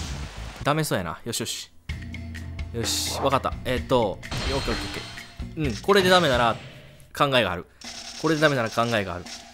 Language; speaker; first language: Japanese; native; Japanese